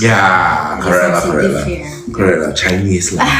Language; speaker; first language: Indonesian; non-native, fluent; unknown